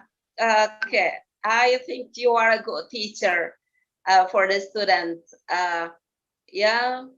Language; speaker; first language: English; non-native, fluent; Indonesian